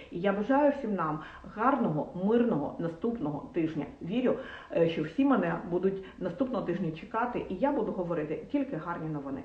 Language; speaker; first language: Ukrainian; non-native, local second language; Russian